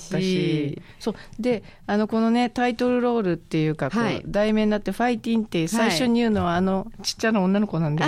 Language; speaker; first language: Japanese; native; Japanese